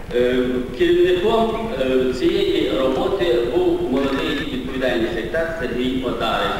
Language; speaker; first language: Ukrainian; native; Ukrainian